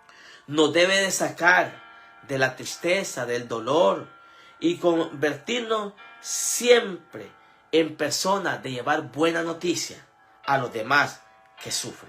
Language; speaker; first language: Spanish; native; Spanish